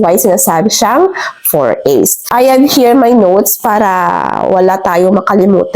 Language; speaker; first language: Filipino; native; Filipino